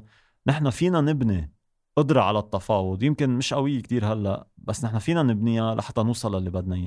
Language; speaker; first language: Arabic; native; Arabic